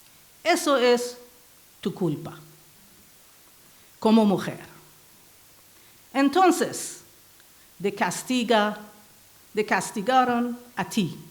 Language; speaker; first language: Spanish; non-native, learner; Persian